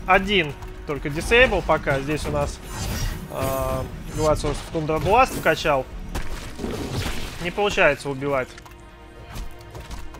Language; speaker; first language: Russian; native; Russian